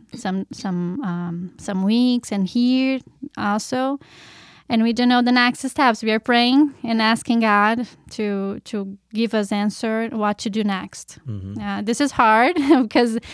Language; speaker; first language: English; non-native, fluent; Portuguese